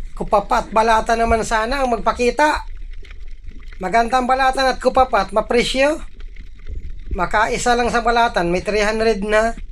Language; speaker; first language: Filipino; non-native, local second language; Bikol